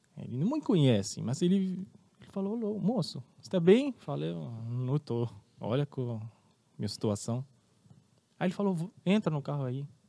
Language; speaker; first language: Portuguese; non-native, fluent; Arabic